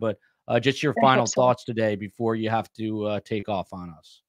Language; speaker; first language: English; native; English